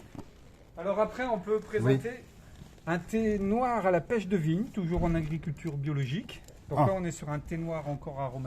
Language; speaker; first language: French; native; French